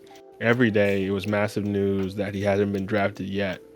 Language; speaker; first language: English; native; English